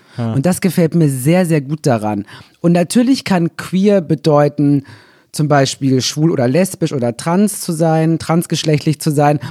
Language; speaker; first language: German; native; German